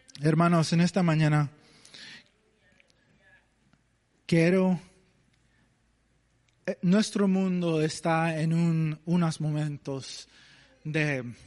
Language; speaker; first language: Spanish; early bilingual, heritage; English